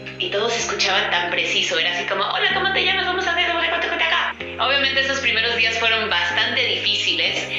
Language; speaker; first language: Spanish; early bilingual, other home language; English